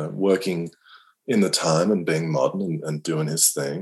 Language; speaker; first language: English; native; English